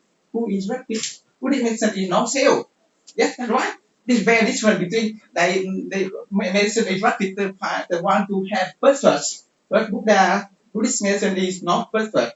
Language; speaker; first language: English; non-native, learner; Vietnamese